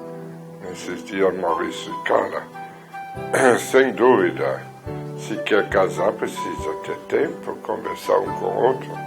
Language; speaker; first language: Portuguese; non-native, fluent; German